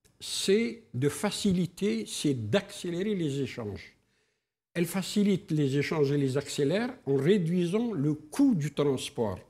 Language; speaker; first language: French; non-native, local second language; Arabic